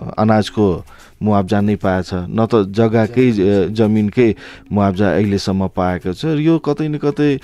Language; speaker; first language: Nepali; non-native, local second language; Maithili